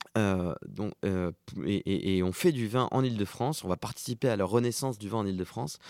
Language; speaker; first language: French; native; French